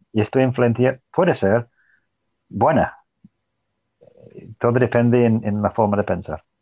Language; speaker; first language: Spanish; non-native, fluent; English